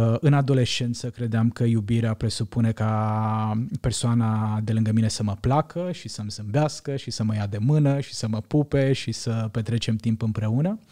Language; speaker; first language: Romanian; non-native, local second language; Hungarian